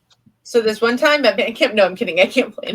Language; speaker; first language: English; native; English